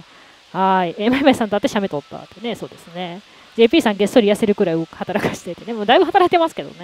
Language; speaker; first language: Japanese; native; Japanese